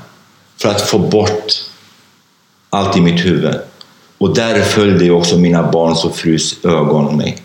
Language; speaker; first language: Swedish; non-native, fluent; Kurdish